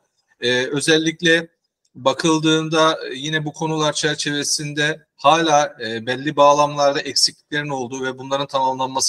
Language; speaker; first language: Turkish; native; Turkish